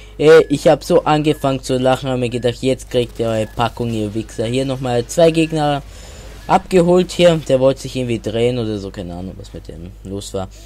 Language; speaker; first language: German; native; German